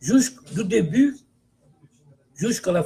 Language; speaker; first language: French; non-native, fluent; Portuguese